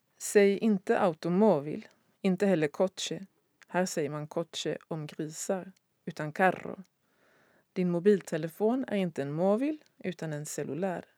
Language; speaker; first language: Swedish; native; Swedish